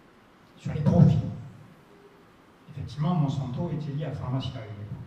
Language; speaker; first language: French; native; French